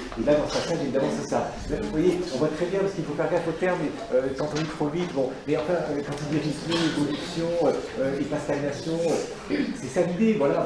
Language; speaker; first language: French; native; French